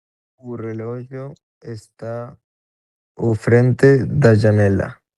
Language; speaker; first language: Portuguese; non-native, learner; Spanish